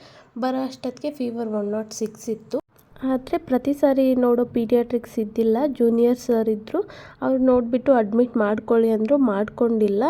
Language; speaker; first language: Kannada; native; Kannada